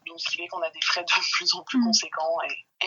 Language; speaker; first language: French; native; French